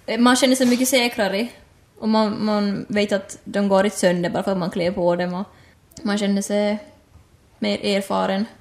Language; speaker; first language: Swedish; native; Swedish